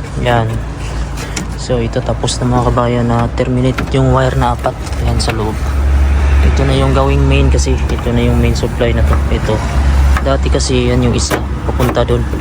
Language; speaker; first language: Filipino; native; Filipino